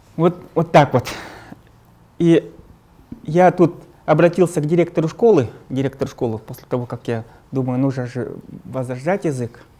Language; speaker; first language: Russian; non-native, local second language; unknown